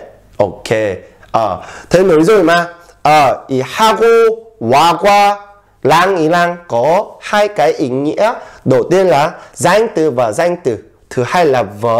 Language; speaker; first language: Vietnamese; non-native, fluent; Korean